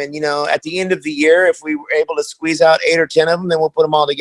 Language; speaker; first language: English; native; English